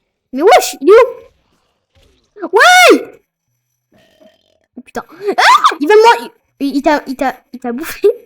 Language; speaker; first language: French; native; French